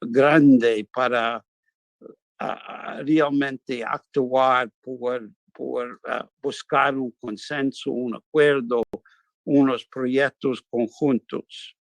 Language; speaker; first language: Spanish; non-native, fluent; English